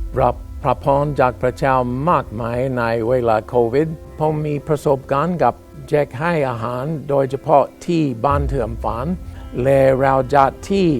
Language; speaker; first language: Thai; non-native, fluent; English